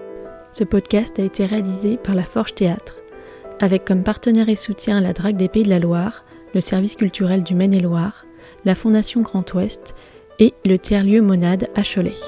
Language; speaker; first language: French; native; French